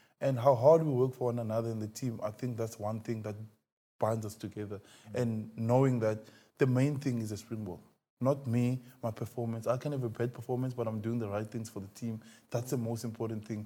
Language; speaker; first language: English; non-native, local second language; Xhosa